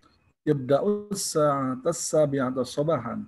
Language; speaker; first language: Arabic; non-native, learner; Indonesian